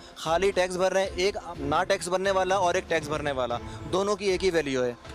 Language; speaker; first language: Urdu; native; Urdu